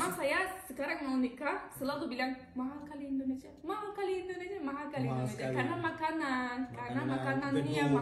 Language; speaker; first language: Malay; non-native, learner; Turkish